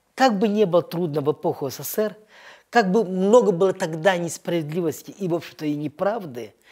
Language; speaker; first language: Russian; native; Russian